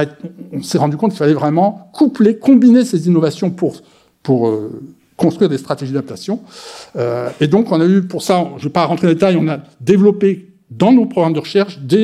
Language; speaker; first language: French; native; French